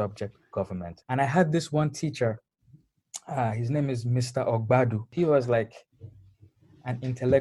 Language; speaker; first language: English; non-native, local second language; Yoruba